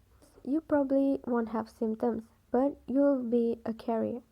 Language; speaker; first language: English; non-native, local second language; Malay